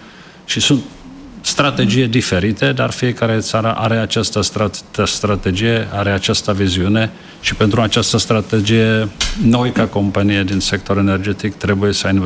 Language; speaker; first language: Romanian; non-native, fluent; Czech